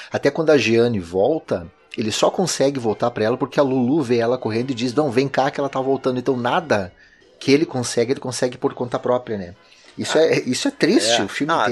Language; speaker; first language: Portuguese; native; Portuguese